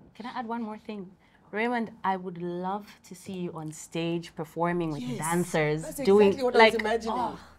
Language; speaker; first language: English; non-native, local second language; Bemba